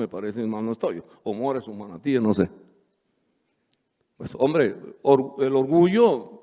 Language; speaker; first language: Spanish; native; Spanish